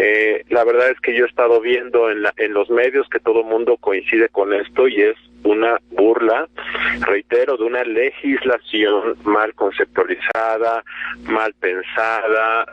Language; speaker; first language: Spanish; native; Spanish